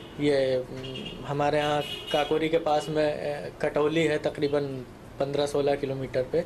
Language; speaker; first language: Urdu; native; Urdu